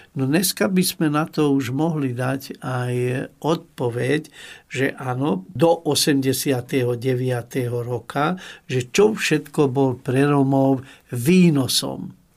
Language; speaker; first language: Slovak; non-native, local second language; Hungarian